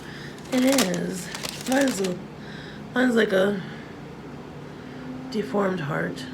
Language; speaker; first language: English; native; English